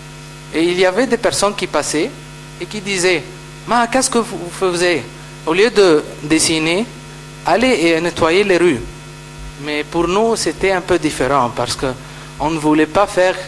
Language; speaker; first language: French; non-native, fluent; Arabic